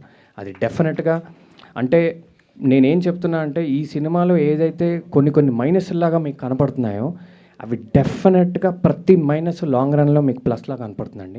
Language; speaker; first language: Telugu; native; Telugu